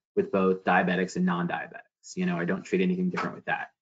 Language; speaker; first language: English; native; English